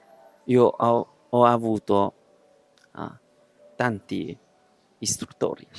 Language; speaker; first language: Italian; non-native, learner; Chinese